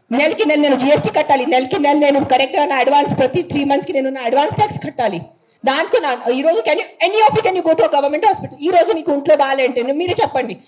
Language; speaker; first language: Telugu; non-native, fluent; Marathi